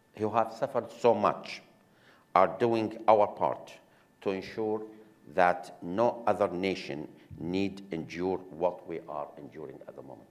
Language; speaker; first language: English; non-native, fluent; Arabic